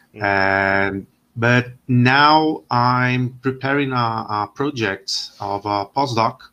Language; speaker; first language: English; non-native, fluent; Portuguese